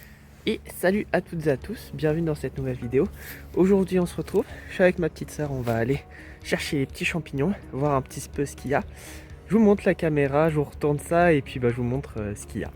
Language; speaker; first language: French; native; French